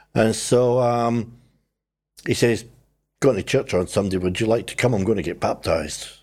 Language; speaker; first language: English; native; English